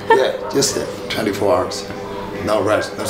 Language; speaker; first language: English; non-native, learner; Tibetan